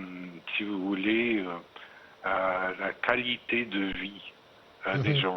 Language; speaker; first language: French; non-native, fluent; Arabic